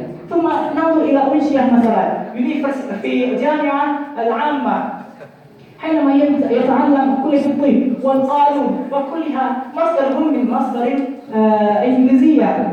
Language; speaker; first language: Arabic; non-native, learner; Indonesian